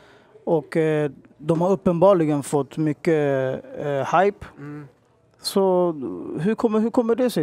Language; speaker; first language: Swedish; native; Swedish